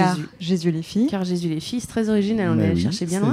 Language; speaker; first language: French; native; French